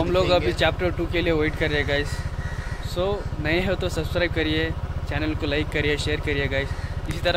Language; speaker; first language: Hindi; native; Hindi